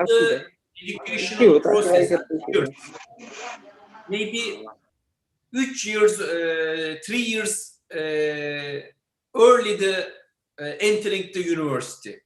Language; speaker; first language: English; non-native, learner; Turkish